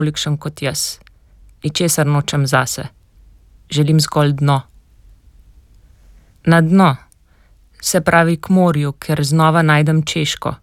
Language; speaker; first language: Slovenian; native; Slovenian